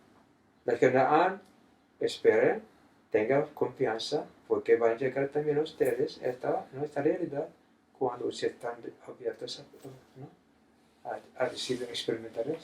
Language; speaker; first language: Spanish; non-native, fluent; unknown